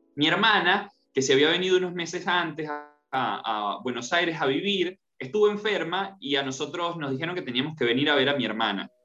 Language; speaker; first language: Spanish; native; Spanish